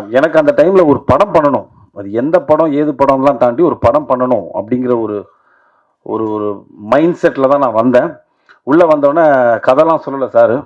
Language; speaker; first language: Tamil; native; Tamil